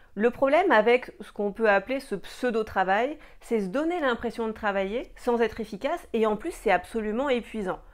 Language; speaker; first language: French; native; French